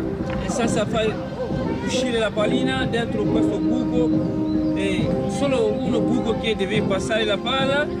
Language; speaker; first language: Italian; non-native, learner; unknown